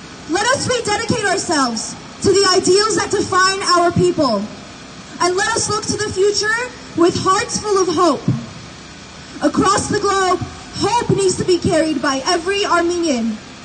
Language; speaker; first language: English; early bilingual, other home language; Armenian